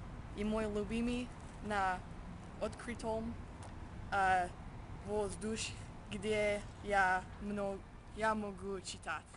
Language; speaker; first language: Russian; non-native, learner; English